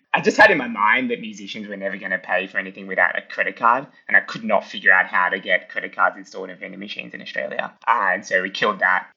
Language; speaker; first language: English; early bilingual, other home language; Italian